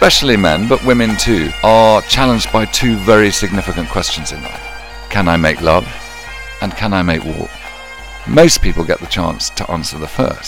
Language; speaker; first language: English; native; English